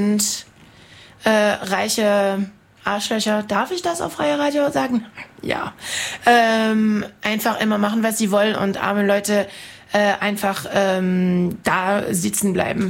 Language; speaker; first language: German; non-native, fluent; French